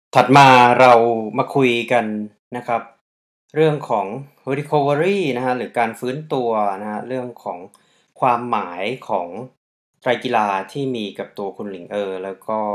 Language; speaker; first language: Thai; native; Thai